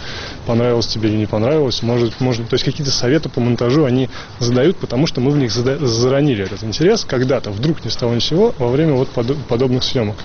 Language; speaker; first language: Russian; native; Russian